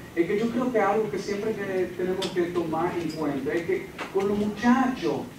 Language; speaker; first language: Spanish; early bilingual, heritage; Spanish